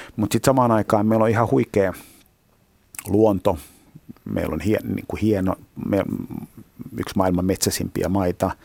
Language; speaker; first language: Finnish; native; Finnish